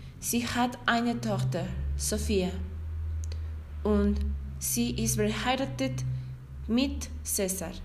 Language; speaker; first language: German; non-native, learner; Spanish